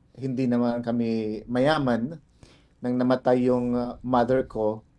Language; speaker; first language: Filipino; non-native, local second language; Waray